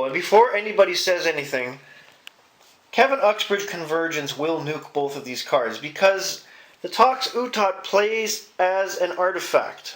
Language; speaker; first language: English; native; English